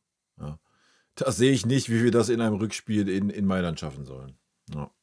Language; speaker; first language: German; native; German